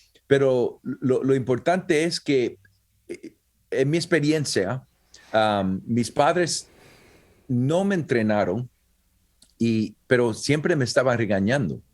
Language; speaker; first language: Spanish; early bilingual, heritage; Spanish